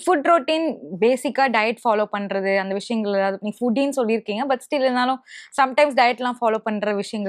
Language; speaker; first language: Tamil; native; Tamil